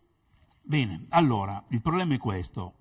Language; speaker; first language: Italian; native; Italian